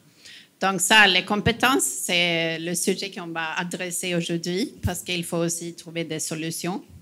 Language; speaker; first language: French; non-native, fluent; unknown